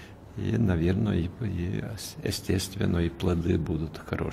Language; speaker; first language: Russian; non-native, fluent; Lithuanian